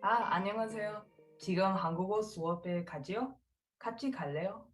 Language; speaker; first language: Korean; non-native, learner; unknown